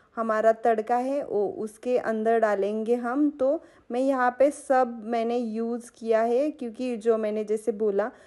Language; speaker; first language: Hindi; non-native, local second language; Marathi